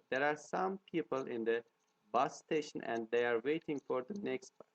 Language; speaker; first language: English; non-native, fluent; Turkish